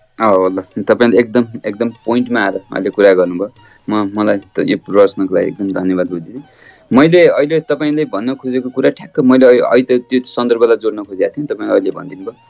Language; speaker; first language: Nepali; native; Nepali